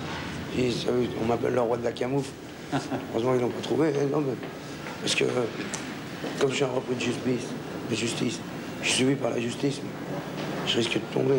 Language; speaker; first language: French; native; French